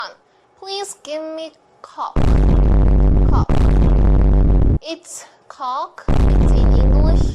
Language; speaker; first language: English; non-native, fluent; Korean